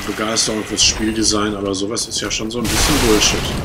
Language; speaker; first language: German; native; German